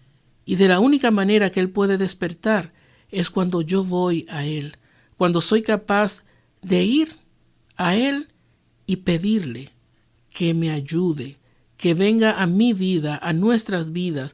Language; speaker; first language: Spanish; native; Spanish